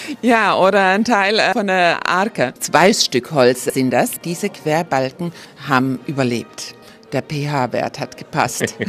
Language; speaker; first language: German; non-native, fluent; Croatian